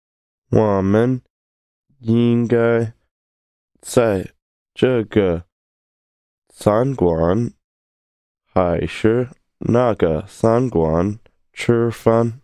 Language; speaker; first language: Chinese; non-native, learner; English